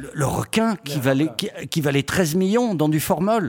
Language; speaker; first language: French; native; French